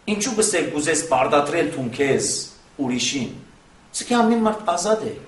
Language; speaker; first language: Armenian; native; Armenian